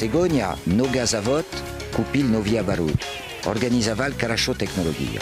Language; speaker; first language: Ukrainian; non-native, learner; French